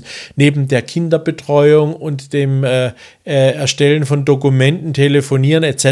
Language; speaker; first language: German; native; German